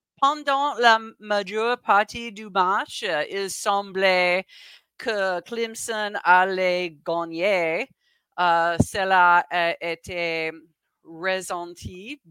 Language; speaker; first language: French; non-native, learner; English